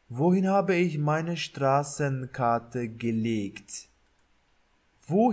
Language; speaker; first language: German; non-native, fluent; Turkish